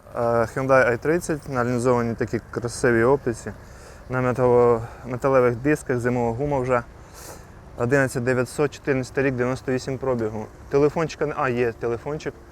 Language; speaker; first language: Ukrainian; native; Ukrainian